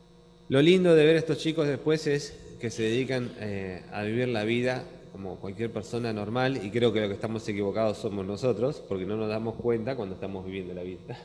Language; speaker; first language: Spanish; native; Spanish